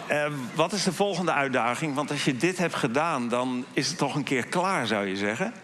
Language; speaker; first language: Dutch; native; Dutch